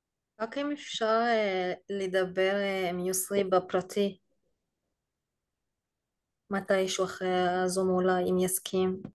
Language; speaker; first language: Hebrew; non-native, local second language; Arabic